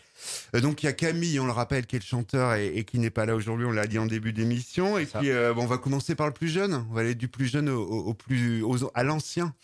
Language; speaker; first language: French; native; French